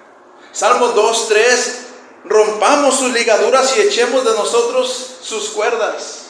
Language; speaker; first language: Spanish; native; Spanish